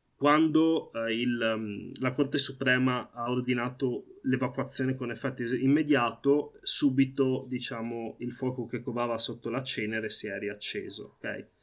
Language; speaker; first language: Italian; early bilingual, other home language; Arabic